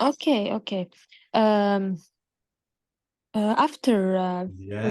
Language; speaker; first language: English; non-native, learner; Arabic